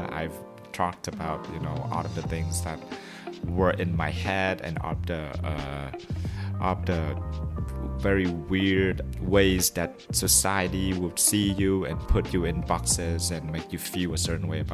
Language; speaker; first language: English; non-native, fluent; Vietnamese